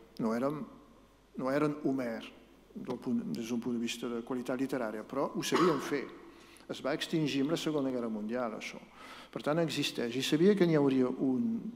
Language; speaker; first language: Catalan; non-native, local second language; French